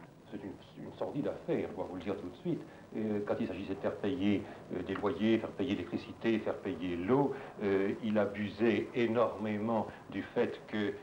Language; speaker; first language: French; native; French